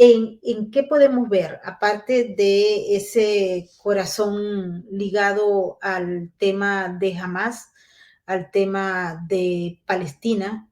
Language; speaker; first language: Spanish; native; Spanish